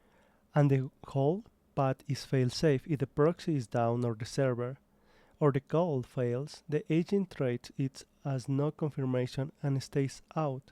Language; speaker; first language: English; non-native, fluent; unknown